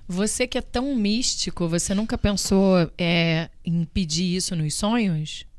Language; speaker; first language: Portuguese; native; Portuguese